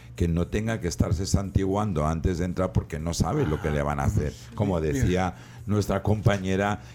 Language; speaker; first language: Spanish; native; Spanish